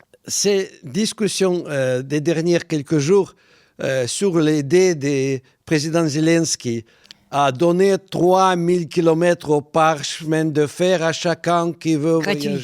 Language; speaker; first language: French; non-native, fluent; Russian